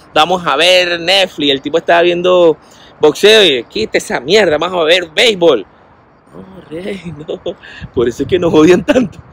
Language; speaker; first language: Spanish; native; Spanish